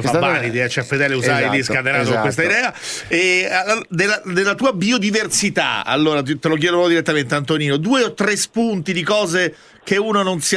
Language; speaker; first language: Italian; native; Italian